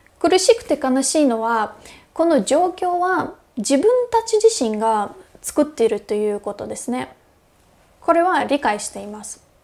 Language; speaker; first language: Japanese; non-native, fluent; Russian